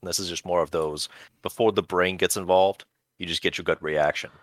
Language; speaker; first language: English; early bilingual, other home language; Russian